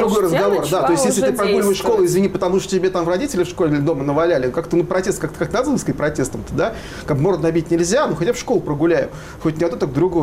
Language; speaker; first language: Russian; native; Russian